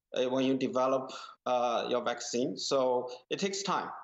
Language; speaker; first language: English; non-native, fluent; Chinese